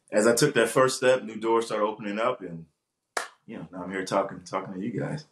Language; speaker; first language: English; native; English